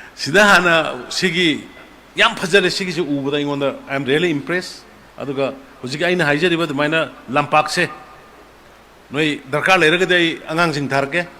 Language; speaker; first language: Manipuri; native; Manipuri